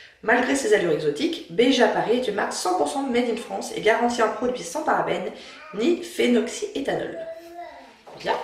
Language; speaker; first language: French; native; French